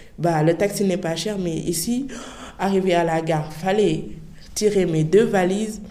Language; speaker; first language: French; non-native, local second language; Wolof